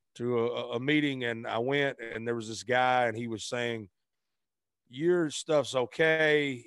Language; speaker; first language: English; native; English